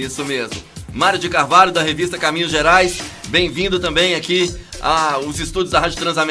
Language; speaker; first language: Portuguese; native; Portuguese